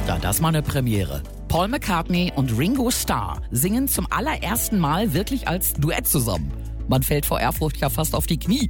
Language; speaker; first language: German; native; German